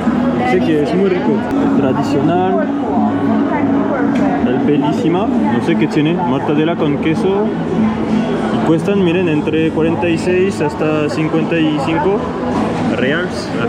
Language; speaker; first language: Spanish; non-native, fluent; French